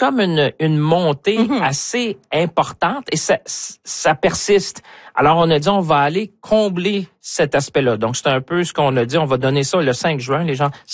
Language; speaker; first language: French; native; French